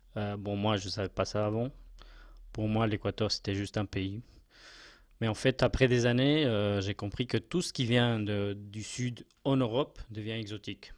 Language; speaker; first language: French; non-native, fluent; Spanish